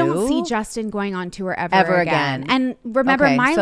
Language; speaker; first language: English; native; English